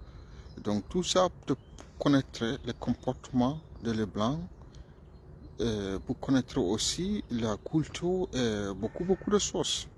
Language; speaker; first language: French; non-native, fluent; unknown